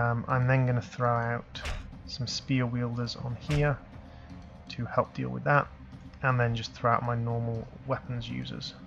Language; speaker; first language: English; native; English